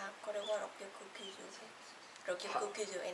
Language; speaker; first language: Japanese; non-native, learner; Vietnamese